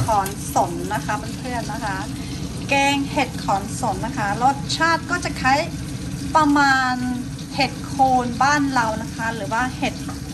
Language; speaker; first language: Thai; early bilingual, heritage; Thai